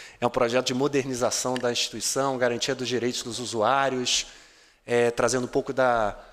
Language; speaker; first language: Portuguese; native; Portuguese